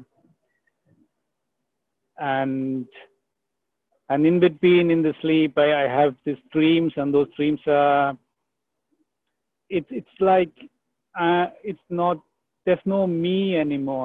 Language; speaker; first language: English; non-native, local second language; Sinhala